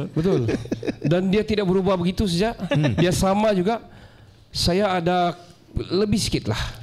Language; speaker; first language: Malay; native; Malay